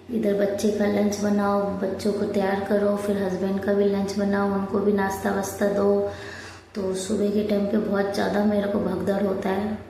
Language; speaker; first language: Hindi; non-native, local second language; Bangla